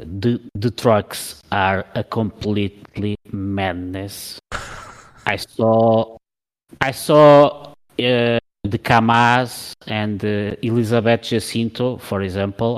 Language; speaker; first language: English; non-native, learner; Portuguese